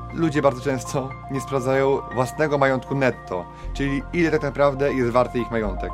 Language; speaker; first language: Polish; native; Polish